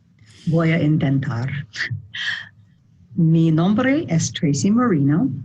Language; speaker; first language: Spanish; non-native, learner; English